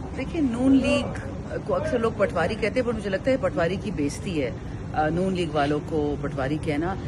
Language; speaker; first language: Urdu; non-native, local second language; Pashto